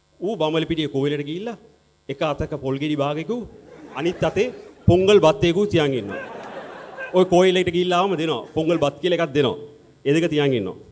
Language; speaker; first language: Sinhala; non-native, local second language; Tamil